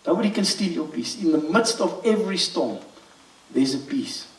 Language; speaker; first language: English; non-native, local second language; Afrikaans